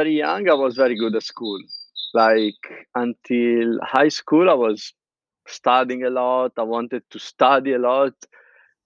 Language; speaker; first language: English; non-native, fluent; Italian